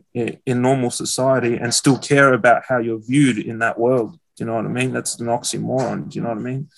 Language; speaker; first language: English; native; English